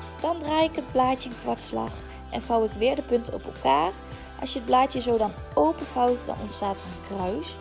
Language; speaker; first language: Dutch; native; Dutch